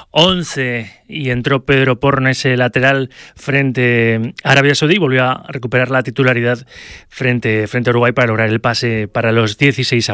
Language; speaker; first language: Spanish; native; Spanish